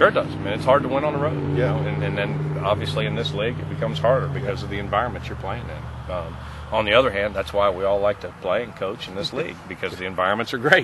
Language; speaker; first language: English; native; English